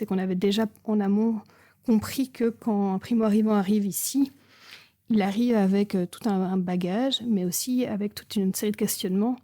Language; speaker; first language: French; native; French